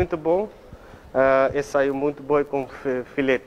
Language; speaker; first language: Portuguese; non-native, learner; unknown